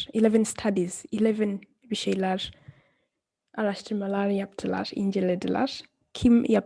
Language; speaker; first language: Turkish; non-native, fluent; English